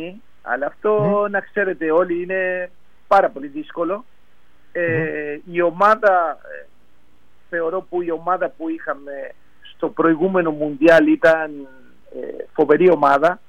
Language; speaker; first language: Greek; non-native, fluent; Spanish